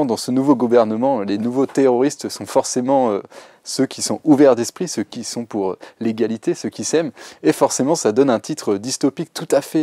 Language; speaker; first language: French; native; French